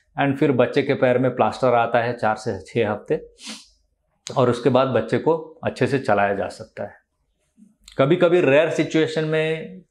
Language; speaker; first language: Hindi; non-native, local second language; Telugu